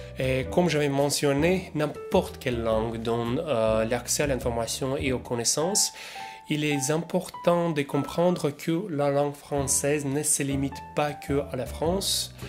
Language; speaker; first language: French; non-native, fluent; Russian